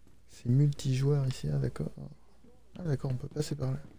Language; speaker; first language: French; native; French